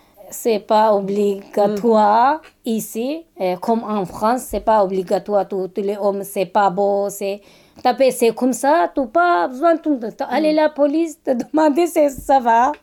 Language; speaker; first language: French; non-native, learner; Kurdish